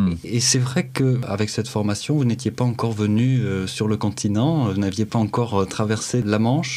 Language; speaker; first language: French; native; French